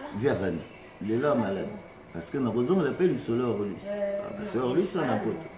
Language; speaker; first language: French; non-native, local second language; Lingala